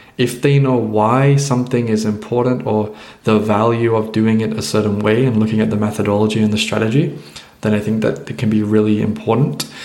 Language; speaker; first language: English; native; English